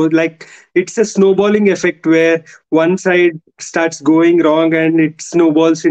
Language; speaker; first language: English; non-native, local second language; Telugu